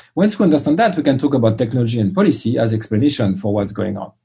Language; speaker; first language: English; non-native, fluent; French